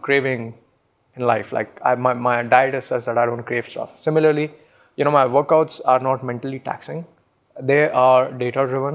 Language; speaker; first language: English; non-native, local second language; Hindi